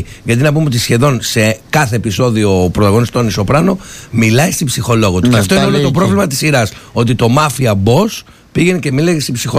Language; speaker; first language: Greek; native; Greek